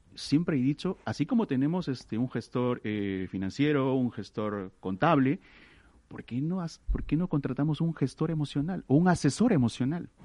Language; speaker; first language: Spanish; native; Spanish